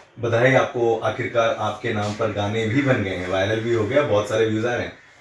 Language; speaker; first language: Hindi; native; Hindi